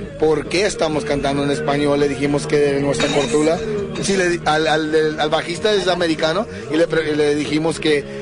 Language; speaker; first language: Spanish; early bilingual, heritage; English